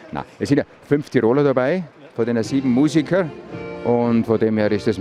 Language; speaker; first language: German; native; German